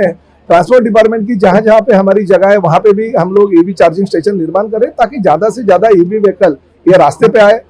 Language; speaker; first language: Hindi; non-native, local second language; Marathi